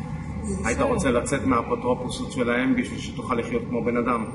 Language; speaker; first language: Hebrew; native; Hebrew